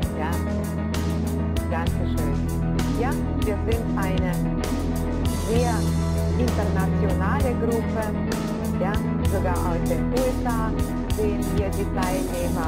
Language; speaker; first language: German; non-native, fluent; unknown